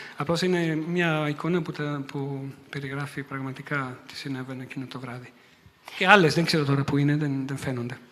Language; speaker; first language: Greek; non-native, fluent; Italian